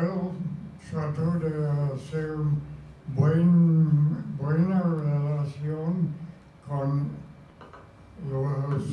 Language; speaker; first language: Spanish; non-native, fluent; English